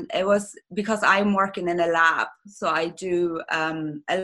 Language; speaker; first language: English; non-native, fluent; German